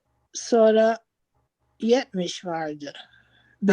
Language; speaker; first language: Turkish; non-native, learner; English